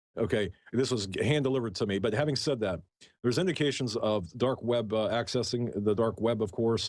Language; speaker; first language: English; native; English